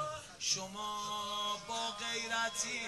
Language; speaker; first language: Persian; native; Persian